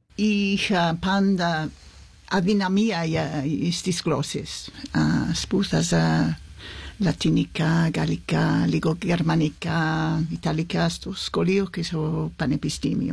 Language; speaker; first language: Greek; non-native, fluent; English